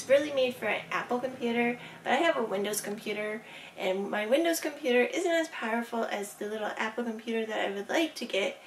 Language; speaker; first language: English; native; English